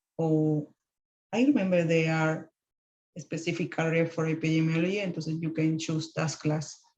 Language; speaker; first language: English; non-native, learner; Spanish